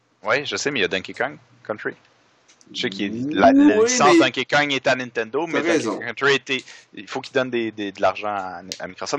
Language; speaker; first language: French; native; French